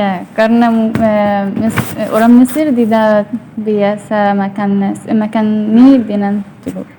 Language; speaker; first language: Indonesian; non-native, learner; Arabic